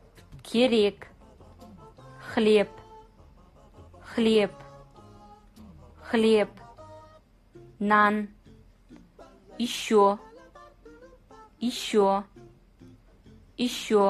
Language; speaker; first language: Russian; non-native, fluent; Kazakh